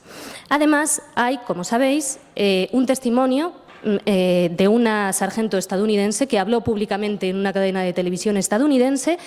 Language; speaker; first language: Spanish; native; Spanish